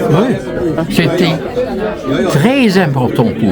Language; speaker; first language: French; non-native, fluent; German